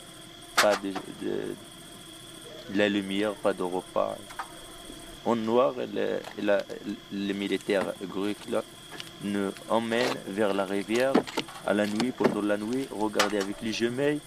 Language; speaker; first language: French; non-native, local second language; Arabic